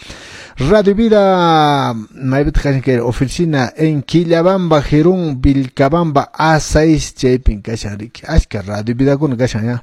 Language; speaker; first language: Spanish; non-native, local second language; Quechua